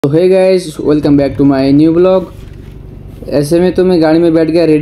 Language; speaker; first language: Hindi; non-native, local second language; Bangla